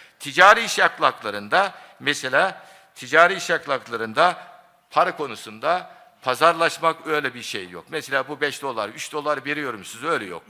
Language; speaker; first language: Turkish; non-native, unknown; Japanese